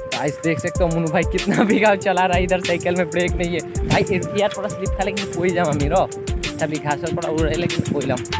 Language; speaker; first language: Hindi; non-native, local second language; Bangla